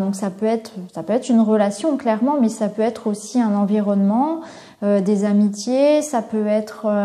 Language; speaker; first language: French; native; French